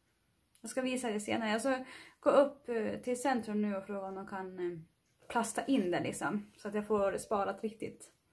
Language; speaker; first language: Swedish; native; Swedish